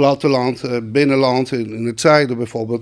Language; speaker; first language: Dutch; non-native, local second language; Spanish